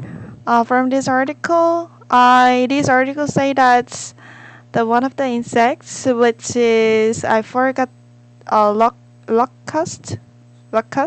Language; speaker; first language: English; non-native, learner; Korean